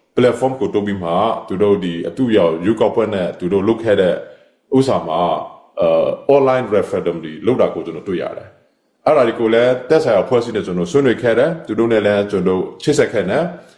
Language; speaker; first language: Burmese; non-native, local second language; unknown